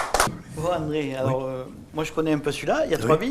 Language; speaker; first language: French; native; French